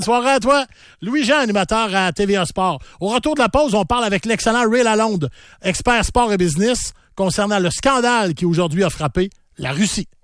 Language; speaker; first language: French; native; French